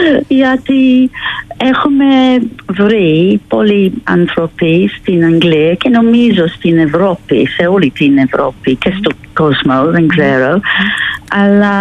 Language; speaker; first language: Greek; non-native, learner; English